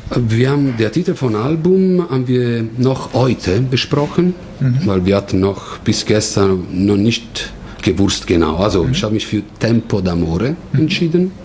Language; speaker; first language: German; non-native, learner; Italian